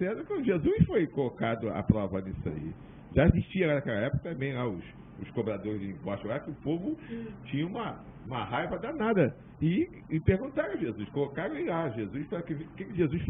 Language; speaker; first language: Portuguese; native; Portuguese